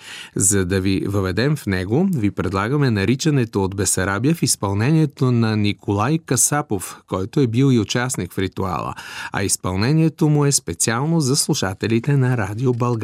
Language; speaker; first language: Bulgarian; native; Bulgarian